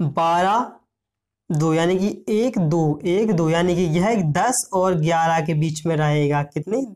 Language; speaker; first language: Hindi; native; Hindi